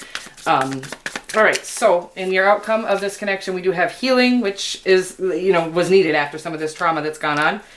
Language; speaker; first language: English; native; English